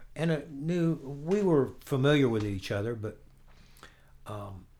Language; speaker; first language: English; native; English